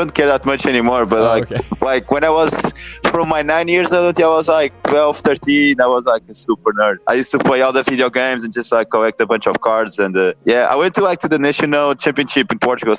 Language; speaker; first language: English; non-native, fluent; Portuguese